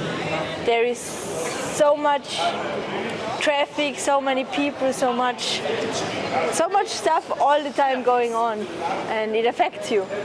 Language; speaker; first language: English; non-native, fluent; German